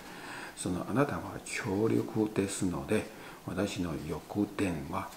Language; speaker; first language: Japanese; non-native, learner; Chinese